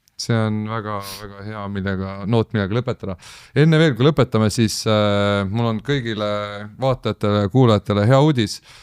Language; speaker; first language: Estonian; native; Estonian